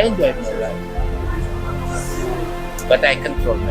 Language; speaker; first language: English; non-native, learner; Indonesian